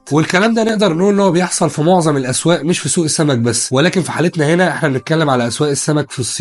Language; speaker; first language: Arabic; native; Arabic